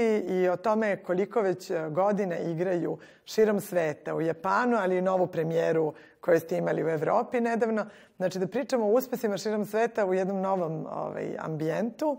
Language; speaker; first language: Serbian; native; Serbian